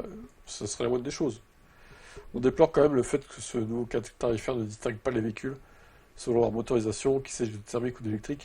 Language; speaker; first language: French; native; French